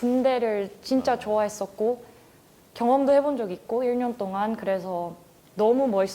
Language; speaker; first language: Korean; early bilingual, heritage; Korean